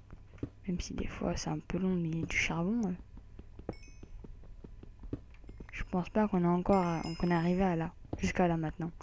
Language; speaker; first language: French; native; French